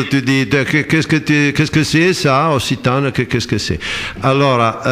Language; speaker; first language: French; non-native, fluent; Italian